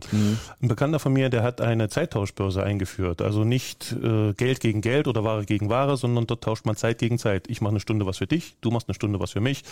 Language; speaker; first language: German; native; German